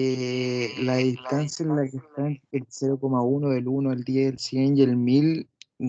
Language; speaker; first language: Spanish; native; Spanish